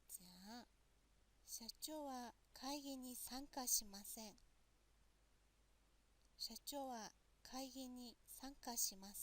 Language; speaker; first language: Japanese; non-native, fluent; Mongolian